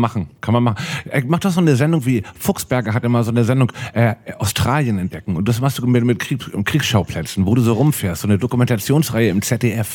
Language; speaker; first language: German; native; German